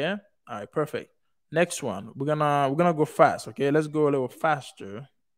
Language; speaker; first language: English; non-native, fluent; Haitian Creole